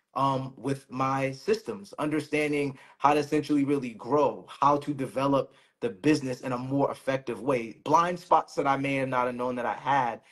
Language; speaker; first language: English; native; English